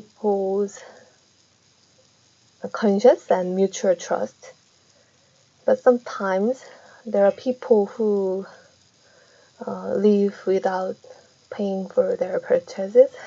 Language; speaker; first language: English; non-native, fluent; Korean